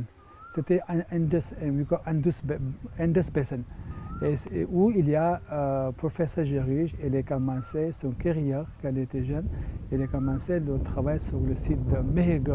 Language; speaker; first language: French; non-native, fluent; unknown